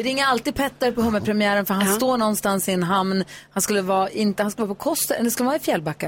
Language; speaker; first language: Swedish; native; Swedish